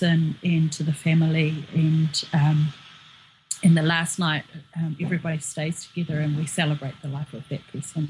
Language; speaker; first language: English; native; English